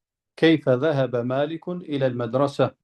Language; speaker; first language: Arabic; non-native, fluent; Albanian